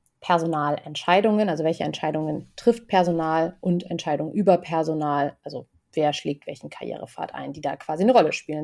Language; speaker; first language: German; native; German